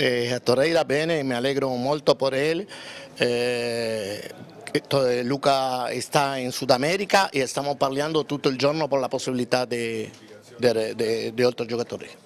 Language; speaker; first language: Italian; non-native, learner; Spanish